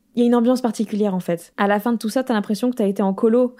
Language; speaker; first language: French; native; French